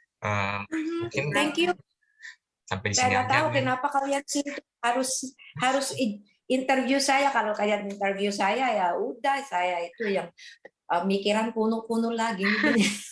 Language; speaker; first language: Indonesian; non-native, fluent; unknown